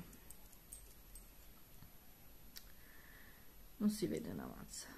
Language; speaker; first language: Italian; native; Italian